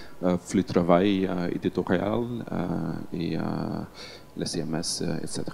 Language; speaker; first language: French; non-native, local second language; Dutch